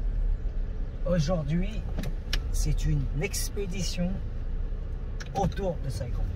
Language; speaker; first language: French; early bilingual, other home language; Vietnamese